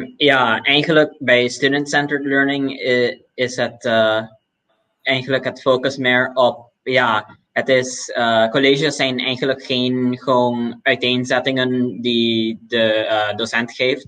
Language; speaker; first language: Dutch; non-native, local second language; Papiamento